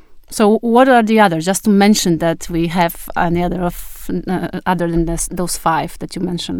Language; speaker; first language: English; non-native, fluent; Polish